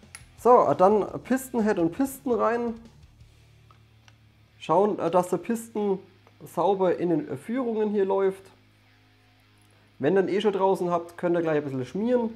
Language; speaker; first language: German; native; German